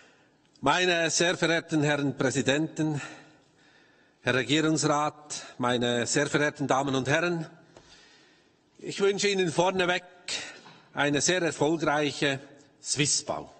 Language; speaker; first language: German; native; German